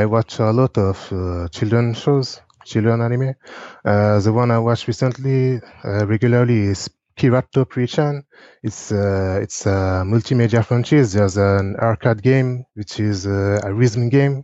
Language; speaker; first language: English; non-native, fluent; French